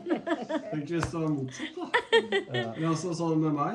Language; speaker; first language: Norwegian; native; Norwegian